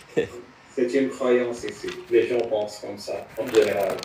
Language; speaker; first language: French; non-native, fluent; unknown